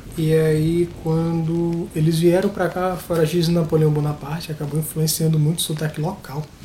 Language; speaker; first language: Portuguese; native; Portuguese